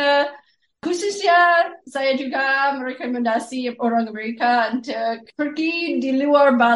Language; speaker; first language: Indonesian; non-native, fluent; English